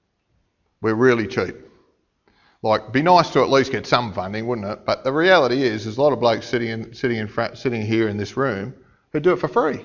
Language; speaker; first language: English; native; English